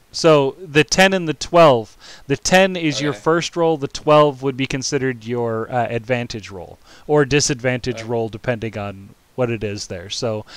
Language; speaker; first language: English; native; English